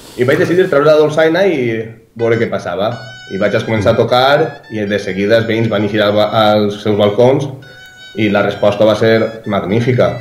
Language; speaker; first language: Catalan; native; Catalan